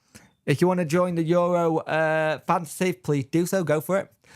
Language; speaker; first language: English; native; English